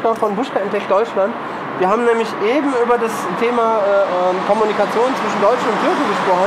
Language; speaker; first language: German; native; German